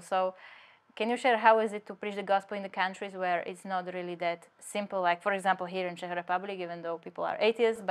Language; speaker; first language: English; non-native, fluent; Slovak